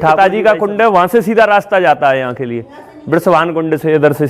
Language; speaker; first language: Hindi; native; Hindi